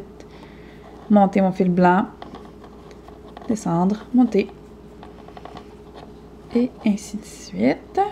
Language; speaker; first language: French; native; French